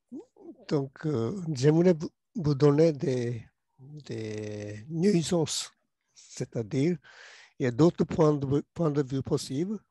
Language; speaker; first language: French; non-native, learner; Japanese